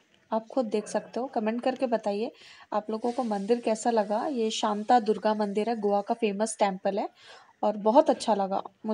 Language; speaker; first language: Hindi; native; Hindi